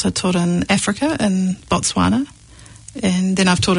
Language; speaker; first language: English; native; English